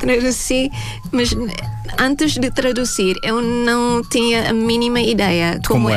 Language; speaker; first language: Portuguese; non-native, fluent; Thai